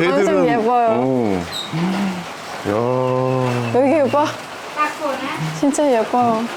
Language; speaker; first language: Korean; non-native, learner; Thai